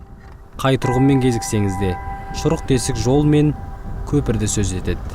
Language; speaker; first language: Kazakh; native; Kazakh